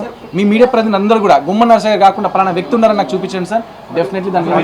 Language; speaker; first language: Telugu; native; Telugu